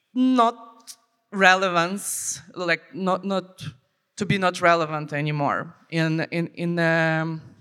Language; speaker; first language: English; non-native, fluent; Ukrainian